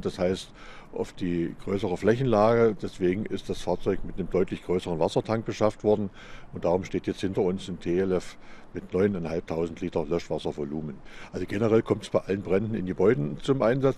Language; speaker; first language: German; native; German